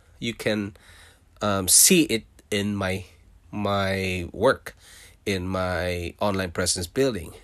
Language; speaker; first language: English; non-native, local second language; Filipino